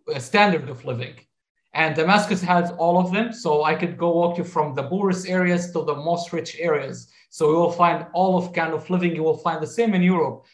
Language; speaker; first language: English; non-native, fluent; Arabic